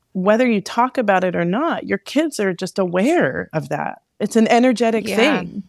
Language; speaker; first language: English; native; English